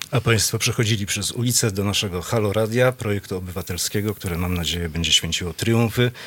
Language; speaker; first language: Polish; native; Polish